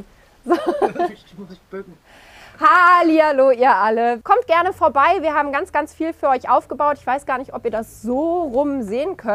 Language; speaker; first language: German; native; German